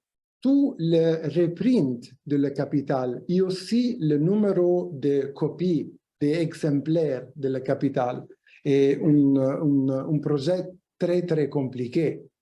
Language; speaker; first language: French; non-native, fluent; Italian